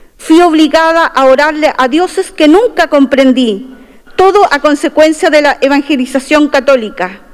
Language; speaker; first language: Spanish; non-native, local second language; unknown